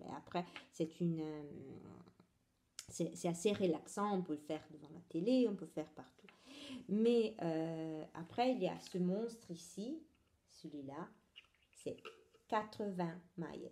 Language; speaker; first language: French; non-native, fluent; Italian